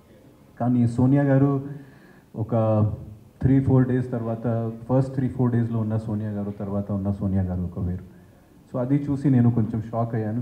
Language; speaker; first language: Telugu; non-native, fluent; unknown